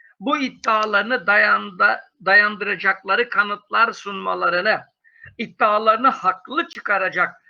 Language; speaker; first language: Turkish; native; Turkish